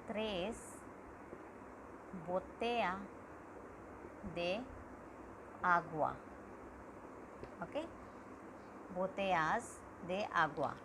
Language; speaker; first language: Spanish; non-native, learner; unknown